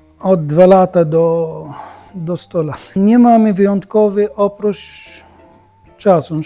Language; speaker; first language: Polish; non-native, learner; Arabic